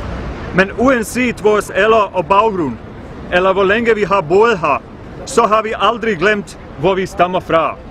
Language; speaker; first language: Danish; non-native, fluent; Bosnian